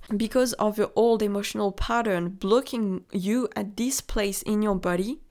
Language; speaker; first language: English; non-native, fluent; French